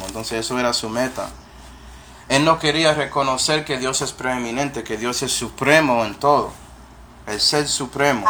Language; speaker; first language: Spanish; non-native, fluent; English